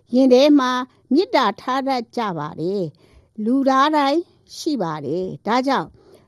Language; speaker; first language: Burmese; non-native, local second language; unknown